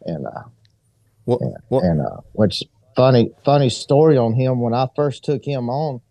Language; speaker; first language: English; native; English